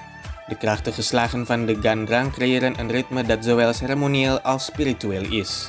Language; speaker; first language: Dutch; non-native, fluent; Indonesian